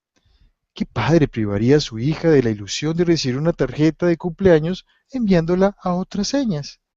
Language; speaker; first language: Spanish; native; Spanish